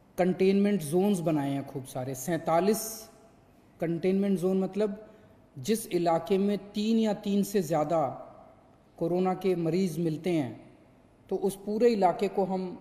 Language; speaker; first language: Hindi; native; Hindi